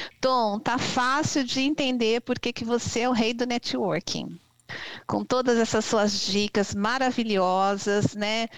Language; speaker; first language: Portuguese; native; Portuguese